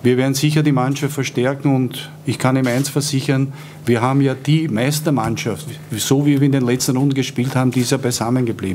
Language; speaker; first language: German; native; German